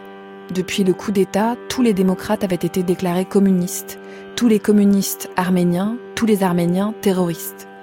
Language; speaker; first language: French; native; French